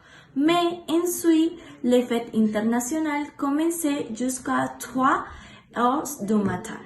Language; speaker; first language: French; non-native, learner; Spanish